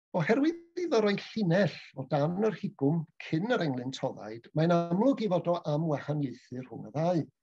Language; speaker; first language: Welsh; native; Welsh